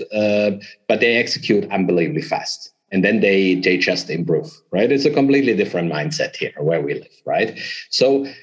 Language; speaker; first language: English; non-native, fluent; German